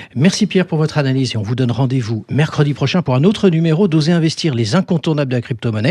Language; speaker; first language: French; native; French